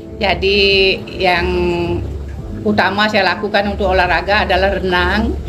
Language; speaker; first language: Indonesian; non-native, local second language; Balinese